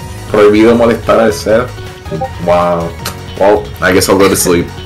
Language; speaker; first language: English; non-native, local second language; Spanish